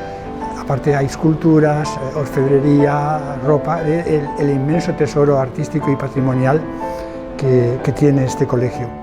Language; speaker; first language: Spanish; native; Spanish